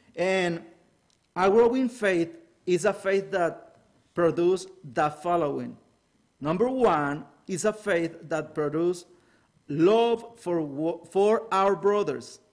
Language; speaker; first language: English; non-native, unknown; Spanish